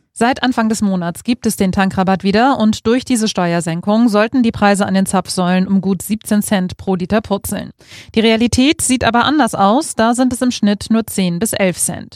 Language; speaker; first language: German; native; German